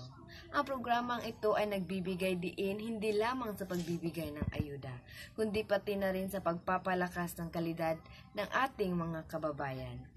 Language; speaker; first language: Filipino; native; Filipino